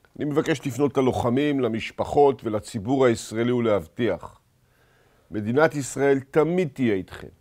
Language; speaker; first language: Hebrew; native; Hebrew